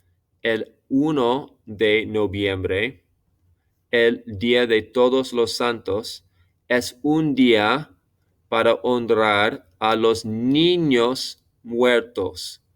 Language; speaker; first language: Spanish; non-native, fluent; English